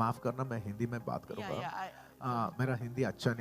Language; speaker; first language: Hindi; non-native, local second language; Telugu